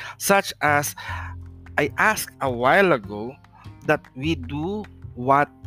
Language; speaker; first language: English; non-native, local second language; Filipino